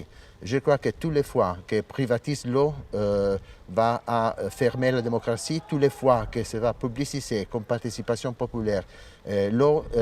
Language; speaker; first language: French; non-native, learner; Italian